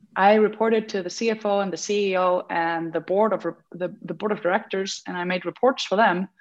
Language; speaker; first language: English; non-native, fluent; Icelandic